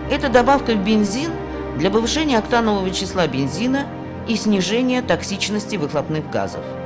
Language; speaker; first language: Russian; native; Russian